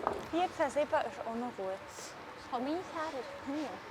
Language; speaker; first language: German; native; German